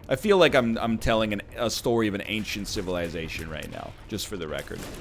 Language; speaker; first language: English; native; English